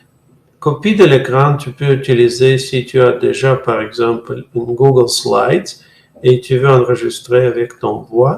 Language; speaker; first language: French; non-native, fluent; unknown